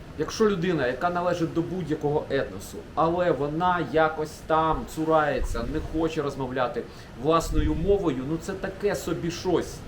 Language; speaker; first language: Ukrainian; non-native, local second language; Russian